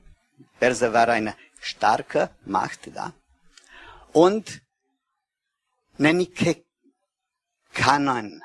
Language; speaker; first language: German; non-native, learner; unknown